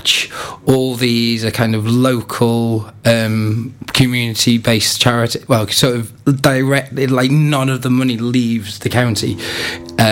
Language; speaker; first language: English; native; English